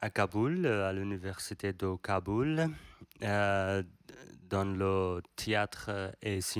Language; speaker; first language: French; non-native, learner; Persian